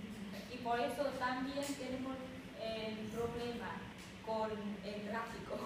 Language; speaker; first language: Spanish; non-native, learner; Vietnamese